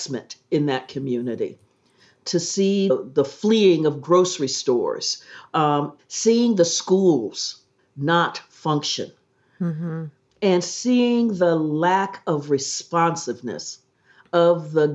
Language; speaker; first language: English; native; English